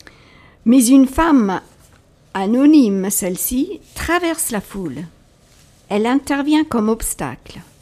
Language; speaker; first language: French; native; French